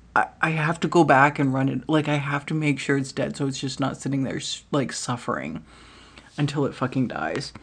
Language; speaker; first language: English; native; English